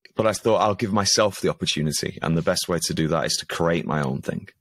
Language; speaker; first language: English; native; English